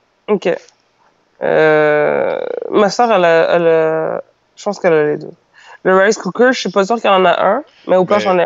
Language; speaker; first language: French; native; French